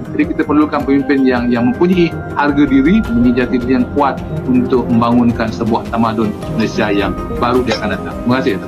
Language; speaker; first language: Malay; native; Malay